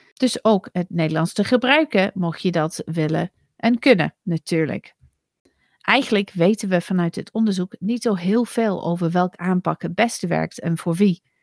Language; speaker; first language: Dutch; non-native, fluent; English